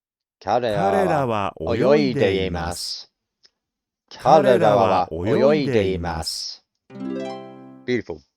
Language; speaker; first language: Japanese; non-native, learner; English